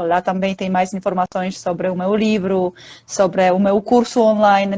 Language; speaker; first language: Portuguese; non-native, fluent; Polish